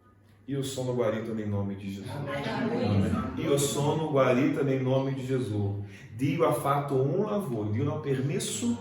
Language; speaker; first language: Italian; non-native, fluent; Portuguese